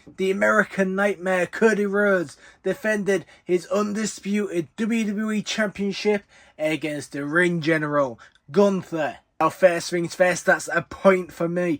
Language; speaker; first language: English; native; English